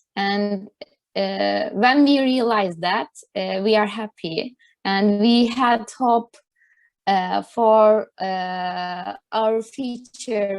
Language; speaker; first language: English; non-native, learner; Turkish